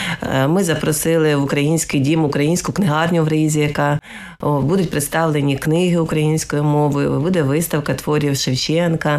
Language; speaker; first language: Ukrainian; native; Ukrainian